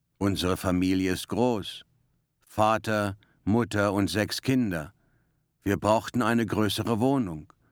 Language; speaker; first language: German; native; German